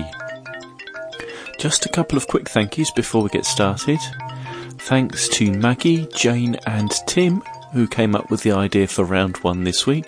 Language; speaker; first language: English; native; English